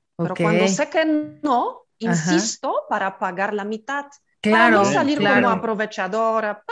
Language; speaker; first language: Spanish; non-native, fluent; Polish